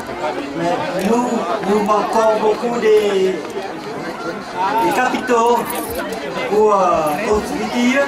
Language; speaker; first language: French; non-native, learner; Khmer